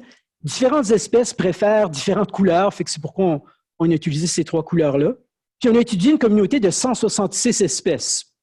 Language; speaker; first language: French; native; French